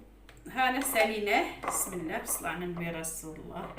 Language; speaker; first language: Arabic; native; Arabic